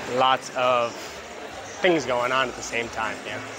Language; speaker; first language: English; native; English